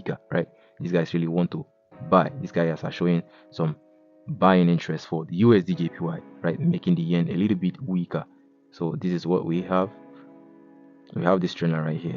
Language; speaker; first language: English; native; English